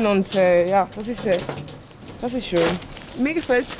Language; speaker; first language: German; non-native, fluent; Spanish